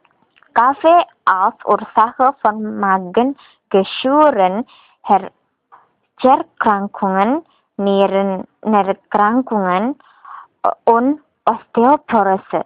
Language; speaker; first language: German; non-native, learner; Indonesian